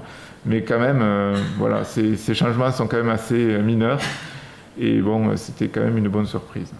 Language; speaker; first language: French; native; French